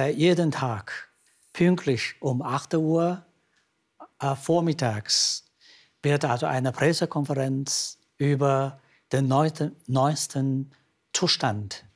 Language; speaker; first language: German; non-native, fluent; Chinese